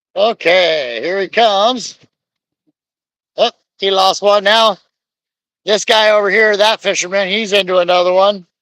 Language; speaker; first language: English; native; English